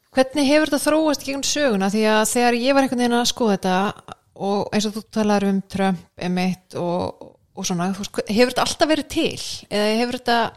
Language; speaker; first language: Icelandic; native; Icelandic